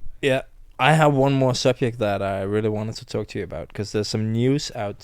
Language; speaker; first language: English; non-native, fluent; Danish